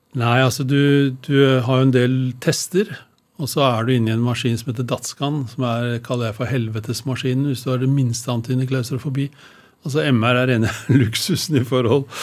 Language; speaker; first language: Norwegian; native; Norwegian